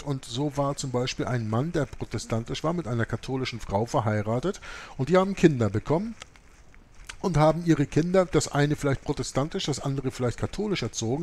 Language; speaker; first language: German; native; German